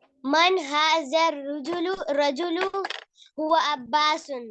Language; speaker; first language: Arabic; non-native, learner; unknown